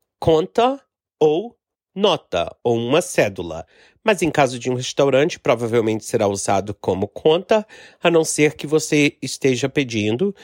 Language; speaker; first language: Portuguese; non-native, fluent; English